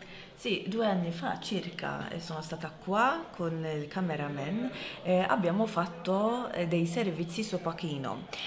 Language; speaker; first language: Italian; non-native, fluent; Maltese